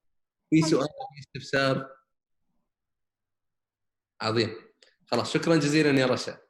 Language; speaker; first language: Arabic; native; Arabic